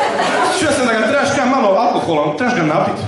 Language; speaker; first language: Croatian; native; Croatian